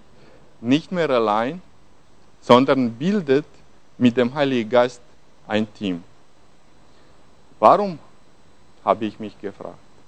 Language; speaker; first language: German; non-native, fluent; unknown